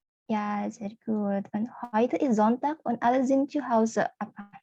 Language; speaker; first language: German; non-native, fluent; Indonesian